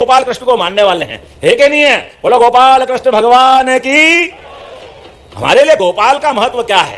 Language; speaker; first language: Hindi; native; Hindi